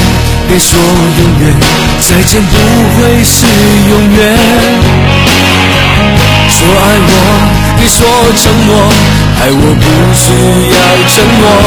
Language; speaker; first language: Chinese; native; Chinese